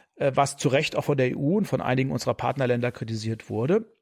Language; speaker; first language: German; native; German